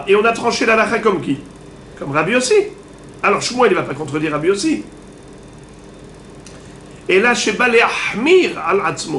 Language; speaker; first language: French; native; French